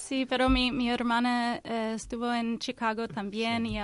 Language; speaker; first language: Spanish; non-native, learner; English